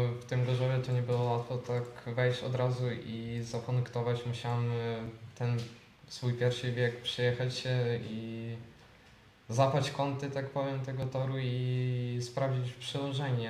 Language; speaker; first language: Polish; non-native, fluent; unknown